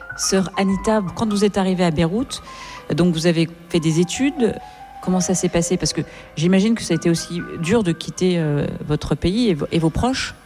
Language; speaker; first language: French; native; French